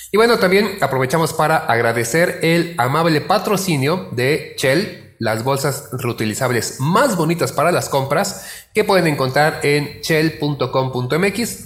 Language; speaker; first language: Spanish; native; Spanish